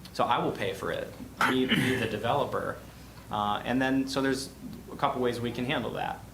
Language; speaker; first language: English; native; English